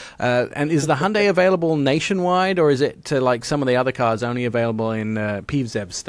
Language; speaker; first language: English; native; English